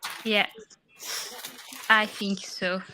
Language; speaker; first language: English; non-native, learner; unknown